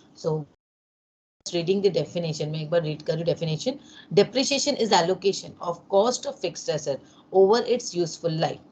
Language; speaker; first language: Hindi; non-native, local second language; Bangla